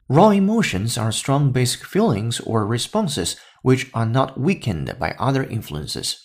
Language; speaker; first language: English; non-native, fluent; Chinese